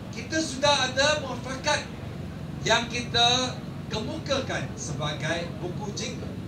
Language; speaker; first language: Malay; non-native, local second language; Chinese